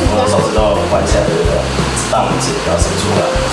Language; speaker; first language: Chinese; native; Chinese